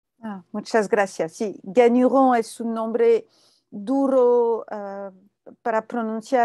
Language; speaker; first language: Spanish; non-native, fluent; French